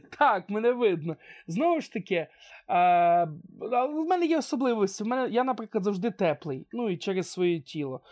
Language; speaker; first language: Ukrainian; non-native, local second language; Russian